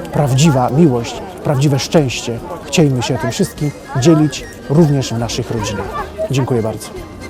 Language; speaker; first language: Polish; native; Polish